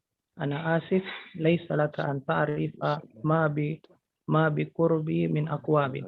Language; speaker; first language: Arabic; non-native, learner; Indonesian